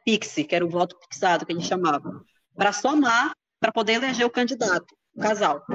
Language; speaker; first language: Portuguese; native; Portuguese